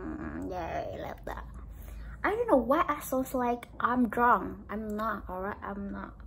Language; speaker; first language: English; non-native, learner; Indonesian